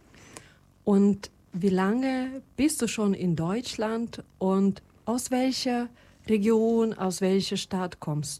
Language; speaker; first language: German; non-native, fluent; Russian